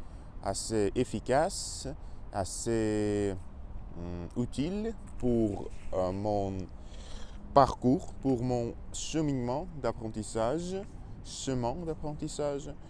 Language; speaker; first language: French; non-native, learner; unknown